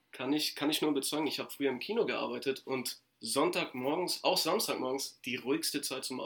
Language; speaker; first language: German; native; German